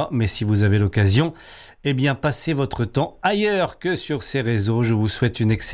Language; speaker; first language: French; native; French